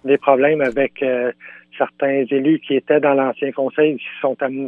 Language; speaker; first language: French; native; French